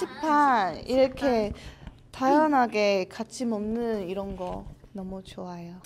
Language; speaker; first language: Korean; non-native, learner; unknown